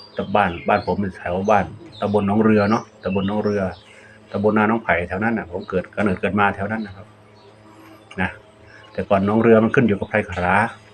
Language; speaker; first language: Thai; non-native, local second language; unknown